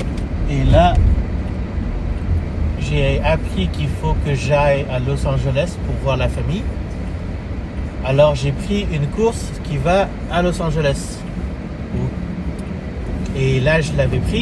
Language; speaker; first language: French; early bilingual, heritage; French